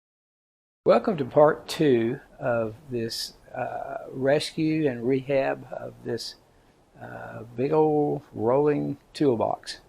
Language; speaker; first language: English; native; English